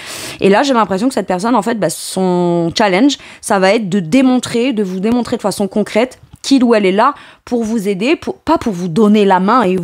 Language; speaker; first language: French; native; French